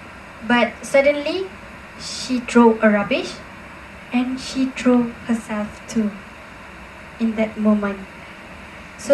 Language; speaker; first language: English; non-native, local second language; Malay